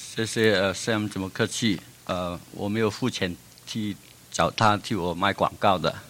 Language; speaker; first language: Chinese; non-native, local second language; Cantonese